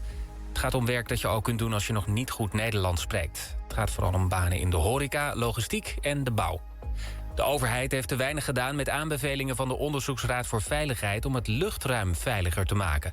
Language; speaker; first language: Dutch; native; Dutch